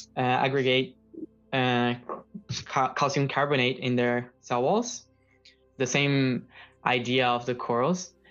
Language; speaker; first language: English; non-native, fluent; Portuguese